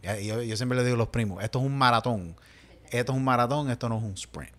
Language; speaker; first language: Spanish; early bilingual, heritage; Spanish